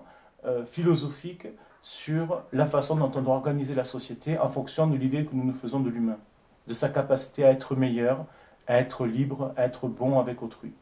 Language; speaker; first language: French; native; French